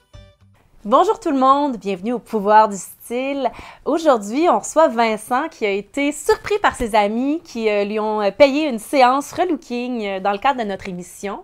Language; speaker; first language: French; native; French